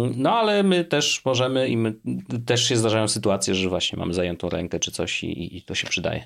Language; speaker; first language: Polish; native; Polish